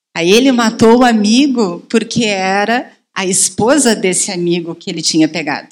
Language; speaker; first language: Portuguese; native; Portuguese